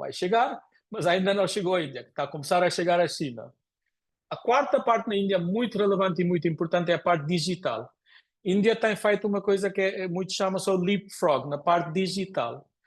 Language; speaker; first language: Portuguese; non-native, fluent; Konkani